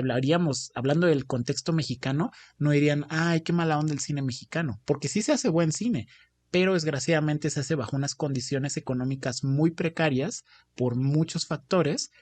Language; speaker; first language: Spanish; native; Spanish